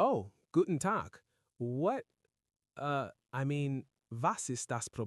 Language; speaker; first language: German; non-native, learner; English